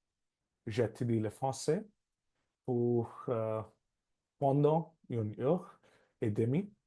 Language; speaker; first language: French; non-native, learner; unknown